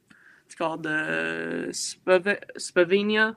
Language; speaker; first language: English; native; English